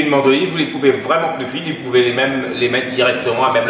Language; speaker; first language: French; native; French